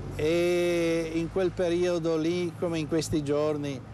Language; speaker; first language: Italian; native; Italian